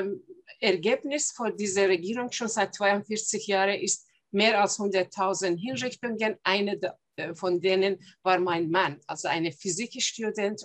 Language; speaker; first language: German; non-native, fluent; Persian